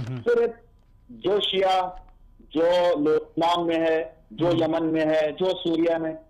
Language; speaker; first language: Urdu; non-native, learner; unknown